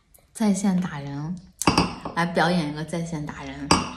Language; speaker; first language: Chinese; native; Chinese